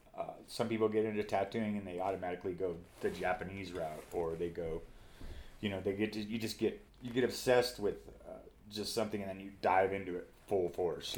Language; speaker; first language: English; native; English